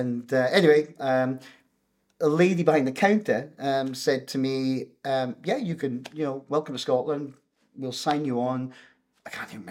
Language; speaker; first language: English; native; English